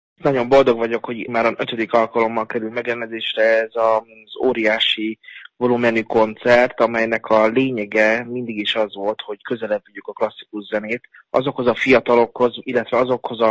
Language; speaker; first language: Hungarian; native; Hungarian